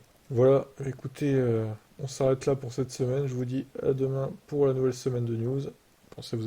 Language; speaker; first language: French; native; French